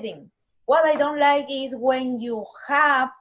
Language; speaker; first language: English; non-native, learner; Spanish